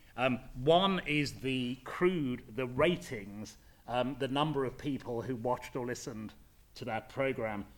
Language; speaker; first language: English; native; English